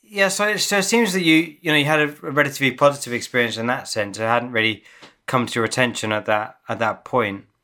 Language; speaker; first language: English; native; English